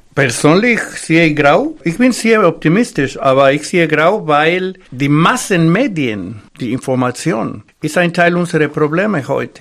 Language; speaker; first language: German; non-native, fluent; Spanish